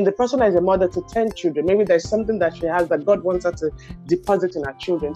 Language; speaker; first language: English; non-native, local second language; Yoruba